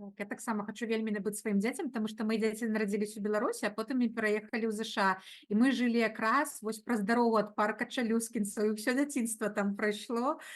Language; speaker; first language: Belarusian; non-native, local second language; Russian